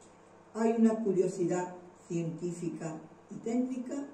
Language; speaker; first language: Spanish; native; Spanish